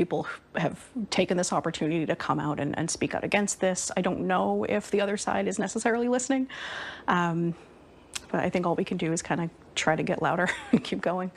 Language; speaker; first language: English; native; English